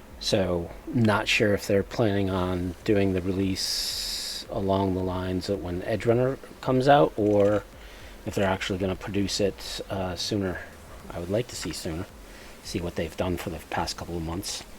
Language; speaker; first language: English; native; English